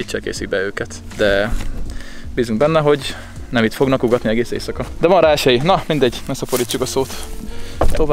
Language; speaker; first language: Hungarian; native; Hungarian